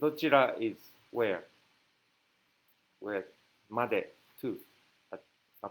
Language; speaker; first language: English; non-native, fluent; Japanese